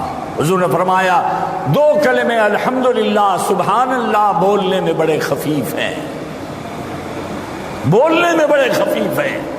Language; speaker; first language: Urdu; native; Urdu